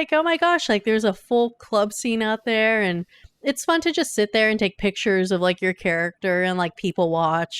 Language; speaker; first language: English; native; English